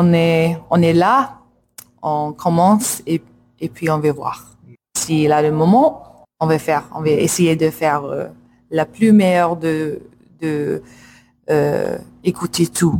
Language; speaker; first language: French; non-native, learner; English